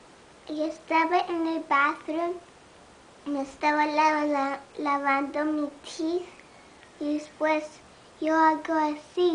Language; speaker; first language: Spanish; early bilingual, heritage; Spanish